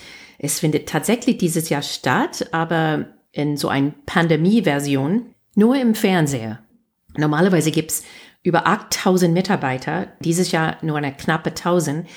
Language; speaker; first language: German; non-native, fluent; English